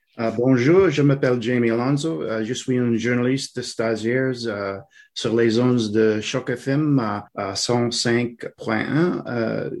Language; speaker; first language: French; non-native, learner; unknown